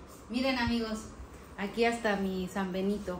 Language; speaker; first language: Spanish; native; Spanish